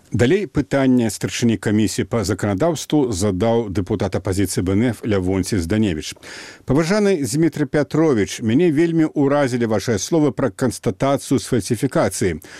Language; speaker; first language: Belarusian; native; Belarusian